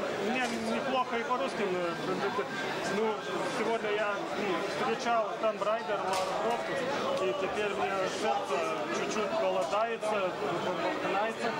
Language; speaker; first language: Russian; non-native, learner; Lithuanian